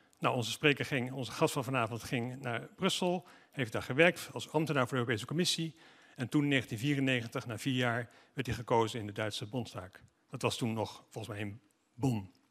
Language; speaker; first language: Dutch; native; Dutch